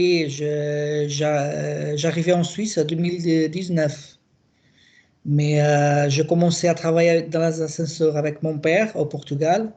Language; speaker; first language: French; non-native, learner; Portuguese